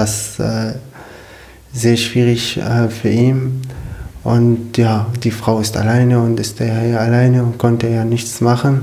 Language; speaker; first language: German; non-native, learner; Arabic